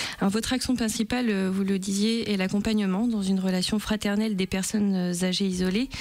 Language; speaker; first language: French; native; French